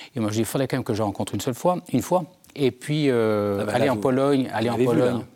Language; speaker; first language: French; native; French